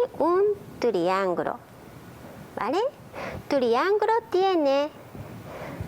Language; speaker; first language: Spanish; non-native, learner; Japanese